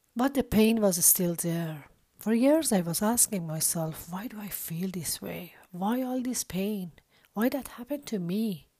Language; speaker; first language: English; non-native, fluent; Persian